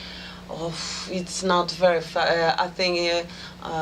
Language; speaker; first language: English; non-native, fluent; French